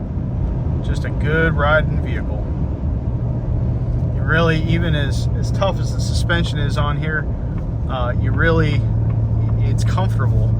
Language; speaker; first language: English; native; English